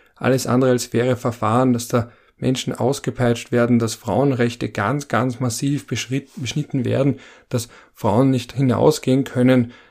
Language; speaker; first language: German; native; German